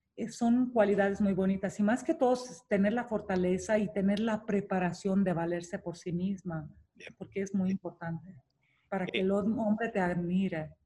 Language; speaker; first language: Spanish; non-native, fluent; Romanian